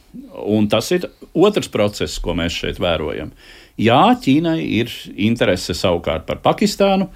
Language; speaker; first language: Latvian; native; Latvian